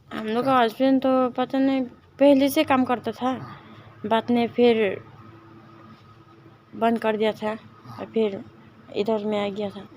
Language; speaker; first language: Hindi; non-native, local second language; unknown